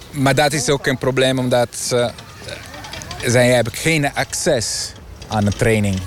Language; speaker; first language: Dutch; non-native, learner; Italian